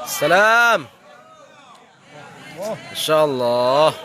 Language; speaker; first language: Indonesian; non-native, local second language; Achinese